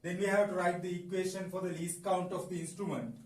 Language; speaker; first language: English; non-native, local second language; Sinhala